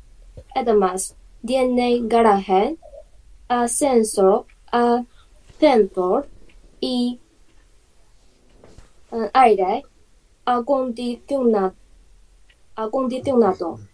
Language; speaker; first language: Spanish; non-native, learner; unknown